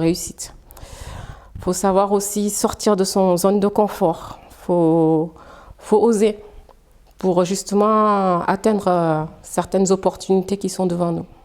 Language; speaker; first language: French; early bilingual, other home language; Fula